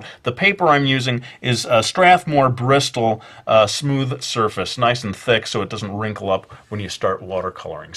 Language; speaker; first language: English; native; English